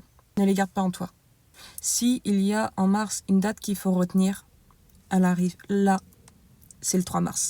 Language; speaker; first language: French; native; French